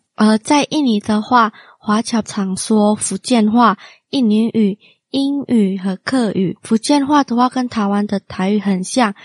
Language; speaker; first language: Chinese; non-native, fluent; Min Nan Chinese